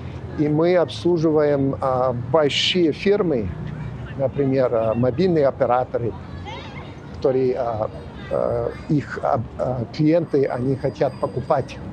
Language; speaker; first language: Russian; non-native, fluent; English